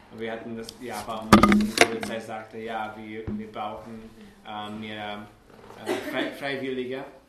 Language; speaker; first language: German; non-native, learner; Hungarian